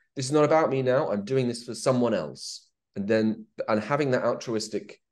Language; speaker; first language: English; native; English